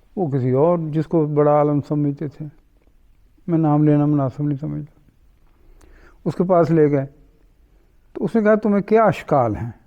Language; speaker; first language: Urdu; non-native, local second language; Punjabi